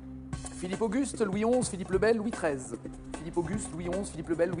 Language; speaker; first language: French; native; French